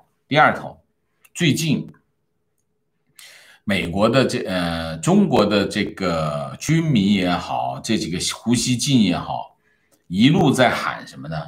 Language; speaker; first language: Chinese; native; Chinese